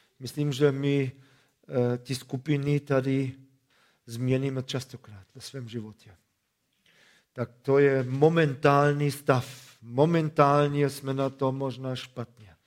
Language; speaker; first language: Czech; non-native, fluent; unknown